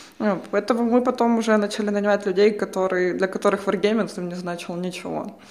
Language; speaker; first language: Russian; native; Russian